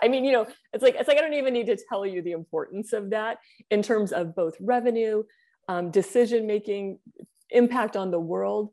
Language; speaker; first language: English; native; English